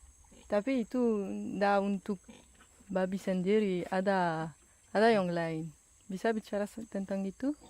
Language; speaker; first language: Indonesian; non-native, learner; French